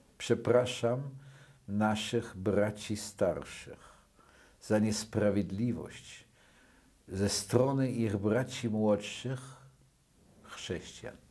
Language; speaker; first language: Polish; early bilingual, other home language; Yiddish